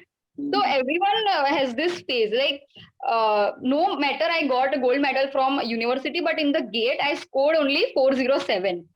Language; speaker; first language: English; non-native, local second language; Gujarati